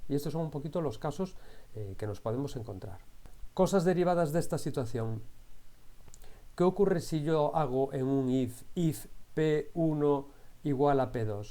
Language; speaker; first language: Spanish; native; Spanish